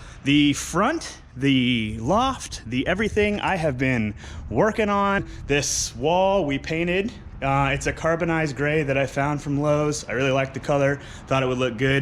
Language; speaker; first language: English; native; English